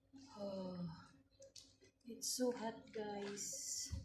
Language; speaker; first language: English; non-native, learner; Filipino